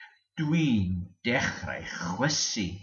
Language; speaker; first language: Welsh; non-native, learner; English